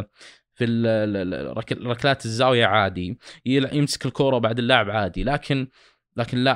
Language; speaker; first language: Arabic; native; Arabic